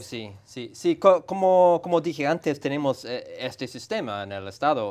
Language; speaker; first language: Spanish; non-native, fluent; English